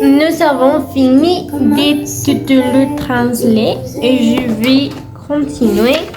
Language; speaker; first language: French; non-native, learner; Spanish